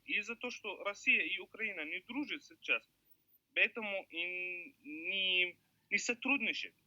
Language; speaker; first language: Russian; non-native, learner; Arabic